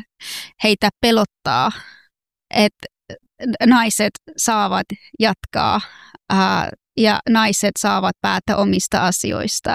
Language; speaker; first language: Finnish; early bilingual, other home language; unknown